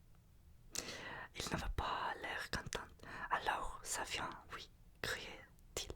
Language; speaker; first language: French; non-native, learner; Russian